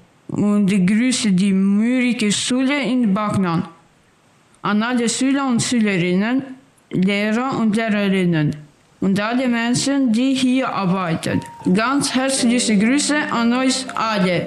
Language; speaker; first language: German; non-native, learner; Albanian